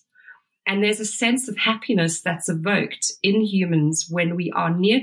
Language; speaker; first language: English; native; English